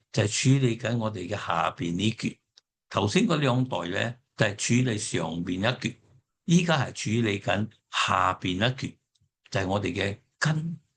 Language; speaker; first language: Cantonese; early bilingual, heritage; Cantonese